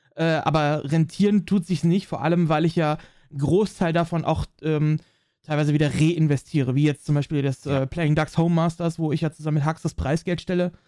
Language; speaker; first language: German; native; German